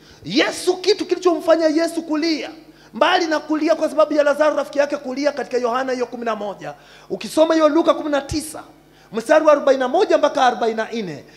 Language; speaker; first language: Swahili; non-native, fluent; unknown